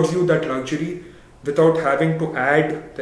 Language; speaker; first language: English; non-native, local second language; Tamil